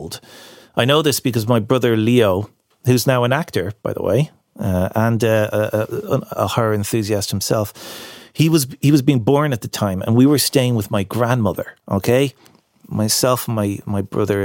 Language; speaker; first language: English; native; English